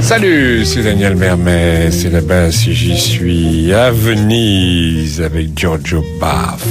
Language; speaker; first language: French; native; French